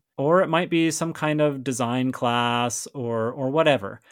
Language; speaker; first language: English; native; English